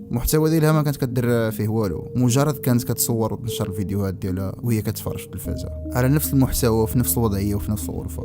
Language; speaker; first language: Arabic; native; Arabic